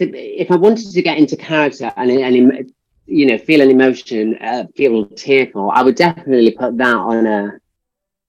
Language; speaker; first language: English; native; English